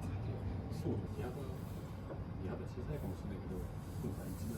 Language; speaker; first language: Japanese; native; Japanese